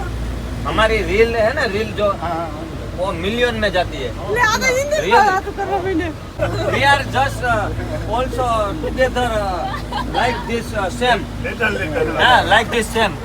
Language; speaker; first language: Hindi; non-native, local second language; Gujarati